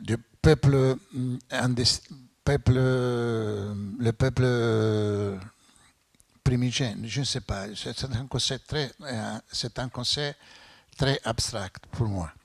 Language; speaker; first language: French; non-native, fluent; Italian